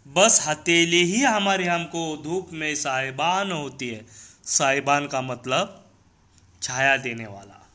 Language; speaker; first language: Hindi; non-native, local second language; Marathi